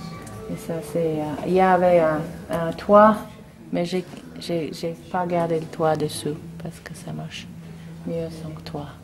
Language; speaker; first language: French; non-native, learner; English